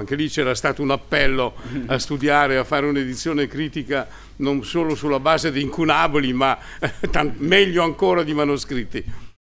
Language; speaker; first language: Italian; native; Italian